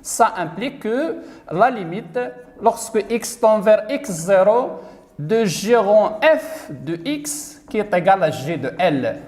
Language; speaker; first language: French; non-native, local second language; Arabic